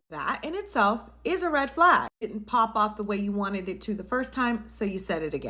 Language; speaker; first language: English; native; English